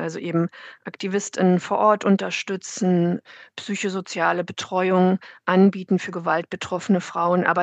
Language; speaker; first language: German; native; German